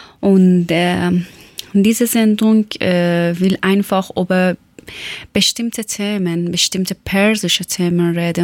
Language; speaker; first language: German; non-native, fluent; Persian